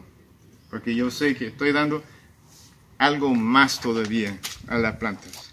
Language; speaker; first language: Spanish; non-native, fluent; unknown